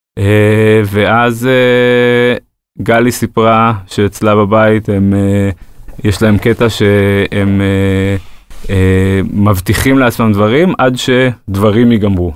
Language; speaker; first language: Hebrew; native; Hebrew